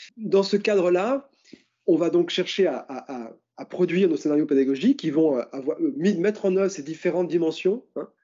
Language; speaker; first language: French; native; French